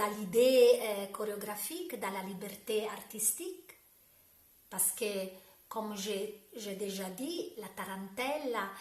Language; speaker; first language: French; non-native, learner; Italian